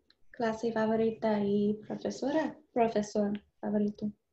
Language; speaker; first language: Spanish; non-native, learner; English